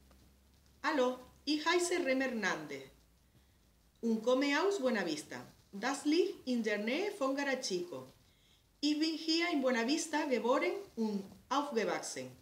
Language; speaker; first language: German; non-native, learner; Spanish